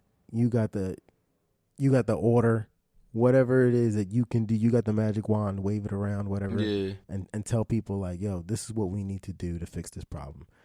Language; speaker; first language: English; native; English